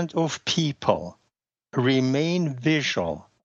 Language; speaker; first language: English; non-native, fluent; Russian